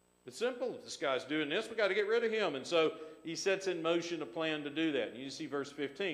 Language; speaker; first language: English; native; English